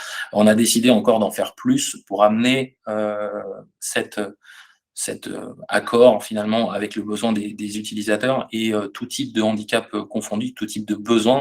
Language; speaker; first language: French; native; French